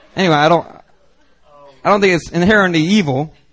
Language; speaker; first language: English; native; English